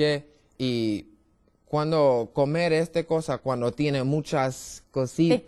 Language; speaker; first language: Spanish; non-native, learner; English